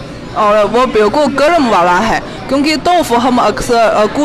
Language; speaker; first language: Hindi; non-native, fluent; Chinese